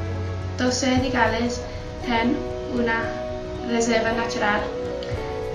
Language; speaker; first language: Galician; non-native, learner; English